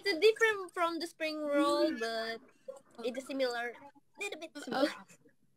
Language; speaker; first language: English; non-native, learner; Indonesian